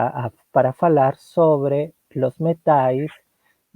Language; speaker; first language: Portuguese; non-native, learner; Spanish